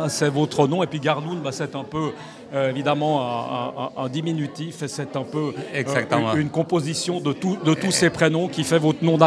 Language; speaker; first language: French; native; French